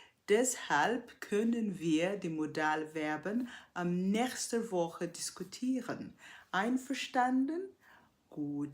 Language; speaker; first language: German; non-native, fluent; Portuguese